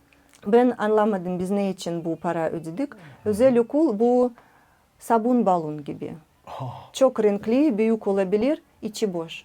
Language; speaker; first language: Turkish; non-native, learner; Russian